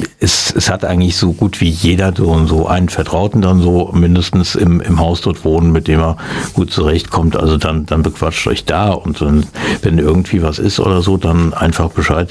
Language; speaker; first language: German; native; German